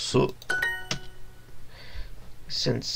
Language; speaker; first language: Japanese; non-native, learner; English